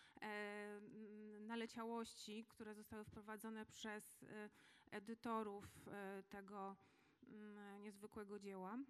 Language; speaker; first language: Polish; native; Polish